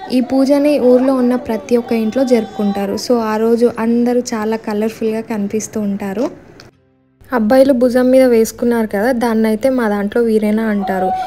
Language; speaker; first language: Telugu; non-native, local second language; Lambadi